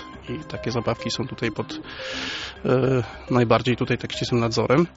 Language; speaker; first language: Polish; native; Polish